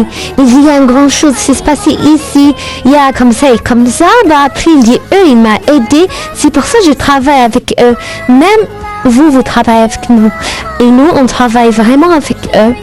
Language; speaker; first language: French; non-native, learner; Arabic